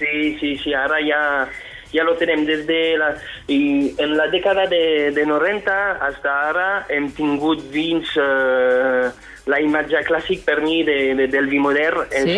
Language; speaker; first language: Catalan; non-native, fluent; French